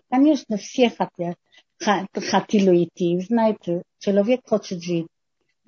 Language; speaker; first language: Russian; non-native, fluent; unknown